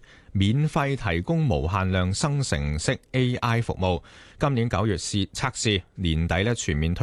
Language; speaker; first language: Cantonese; native; Cantonese